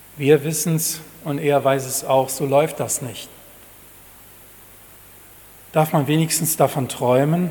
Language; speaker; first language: German; native; German